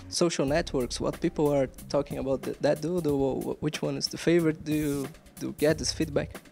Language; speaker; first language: English; non-native, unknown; Portuguese